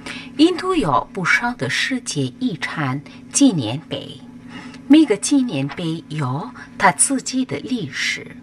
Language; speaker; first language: Chinese; non-native, fluent; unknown